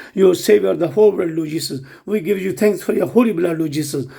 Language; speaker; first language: English; non-native, local second language; Punjabi